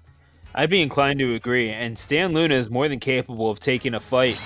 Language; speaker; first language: English; native; English